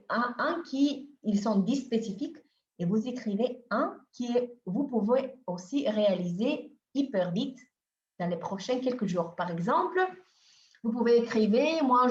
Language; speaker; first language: French; non-native, fluent; Bulgarian